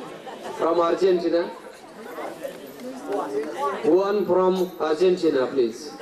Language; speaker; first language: English; non-native, local second language; Marathi